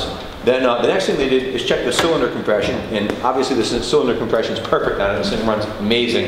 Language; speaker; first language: English; native; English